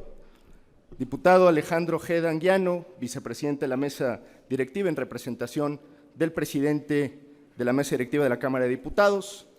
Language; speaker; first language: Spanish; native; Spanish